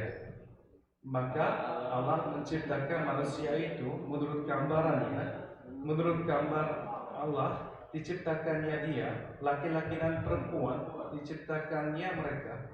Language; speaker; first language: Indonesian; non-native, fluent; Korean